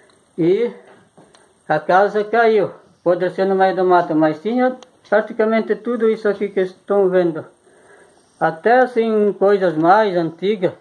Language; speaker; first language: Portuguese; native; Portuguese